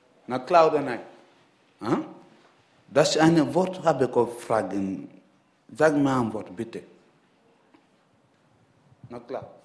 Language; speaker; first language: German; non-native, learner; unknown